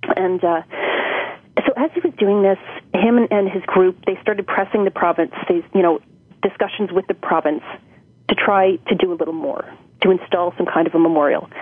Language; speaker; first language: English; native; English